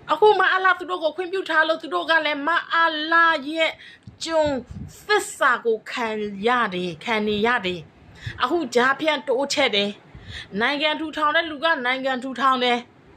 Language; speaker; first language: Burmese; non-native, local second language; S'gaw Karen